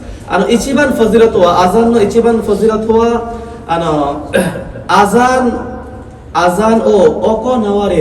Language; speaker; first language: Japanese; non-native, learner; Bangla